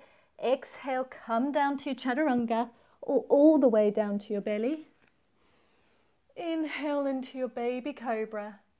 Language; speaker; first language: English; native; English